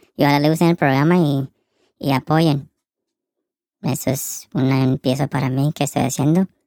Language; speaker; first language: Spanish; early bilingual, heritage; Spanish